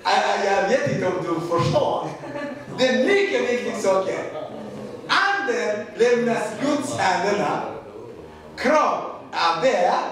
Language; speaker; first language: Swedish; non-native, fluent; Rundi